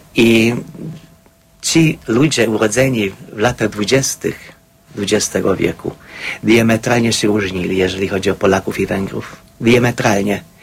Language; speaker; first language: Polish; non-native, fluent; Hungarian